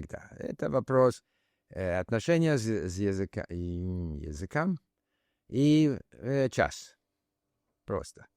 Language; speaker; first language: Russian; non-native, learner; English